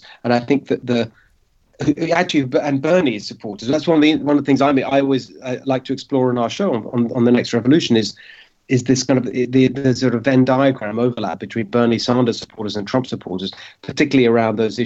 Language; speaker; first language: English; native; English